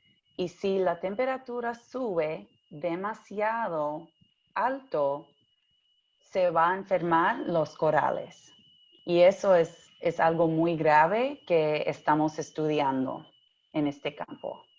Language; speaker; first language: Spanish; early bilingual, heritage; English